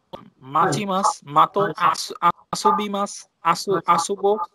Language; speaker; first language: Japanese; non-native, learner; Bangla